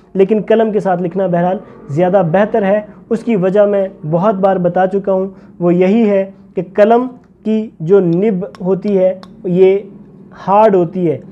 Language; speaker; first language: Urdu; non-native, local second language; Punjabi